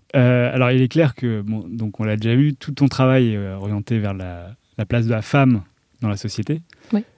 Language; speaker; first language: French; native; French